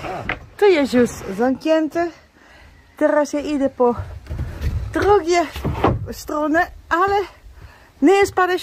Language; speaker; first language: Polish; non-native, learner; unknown